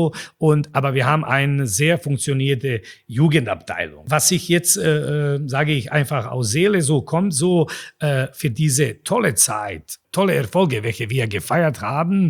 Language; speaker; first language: German; non-native, fluent; Bosnian